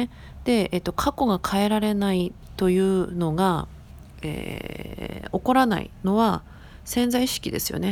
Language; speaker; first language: Japanese; native; Japanese